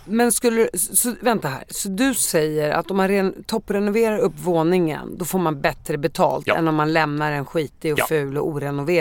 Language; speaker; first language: Swedish; native; Swedish